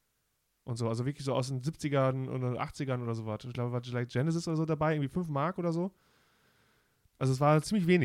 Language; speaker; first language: German; native; German